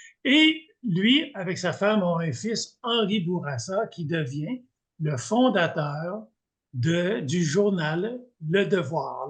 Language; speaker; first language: French; native; French